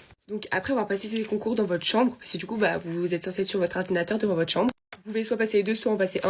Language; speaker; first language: French; native; French